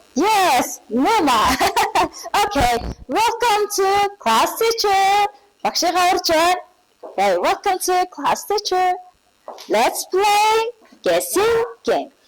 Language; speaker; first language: English; non-native, learner; Mongolian